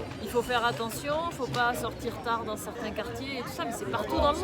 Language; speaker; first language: French; native; French